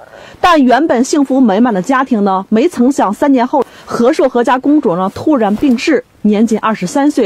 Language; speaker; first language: Chinese; native; Chinese